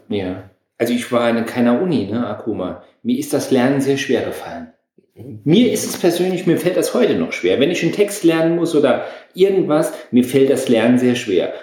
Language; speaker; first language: German; native; German